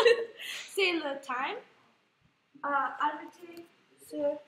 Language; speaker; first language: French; non-native, learner; English